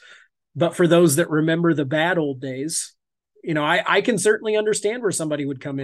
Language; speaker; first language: English; native; English